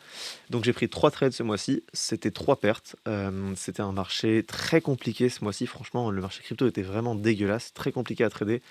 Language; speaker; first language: French; native; French